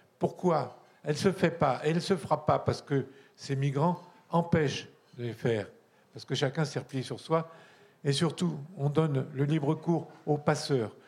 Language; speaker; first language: French; native; French